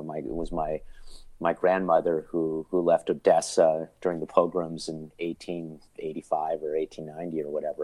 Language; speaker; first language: English; native; English